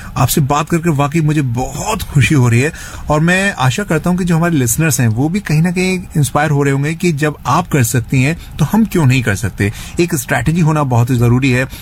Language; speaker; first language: Hindi; native; Hindi